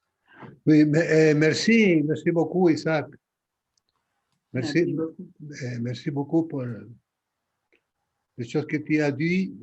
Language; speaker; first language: French; non-native, fluent; Spanish